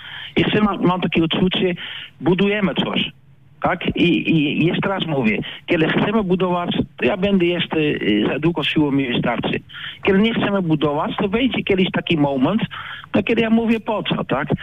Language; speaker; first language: Polish; non-native, learner; Dutch